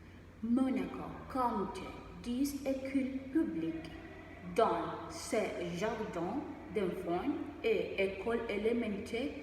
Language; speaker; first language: French; non-native, learner; Spanish